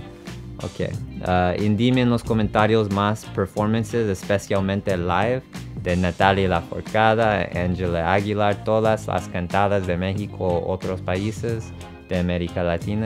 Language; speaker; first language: Spanish; non-native, learner; English